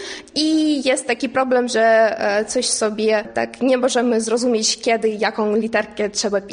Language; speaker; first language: Polish; non-native, learner; Ukrainian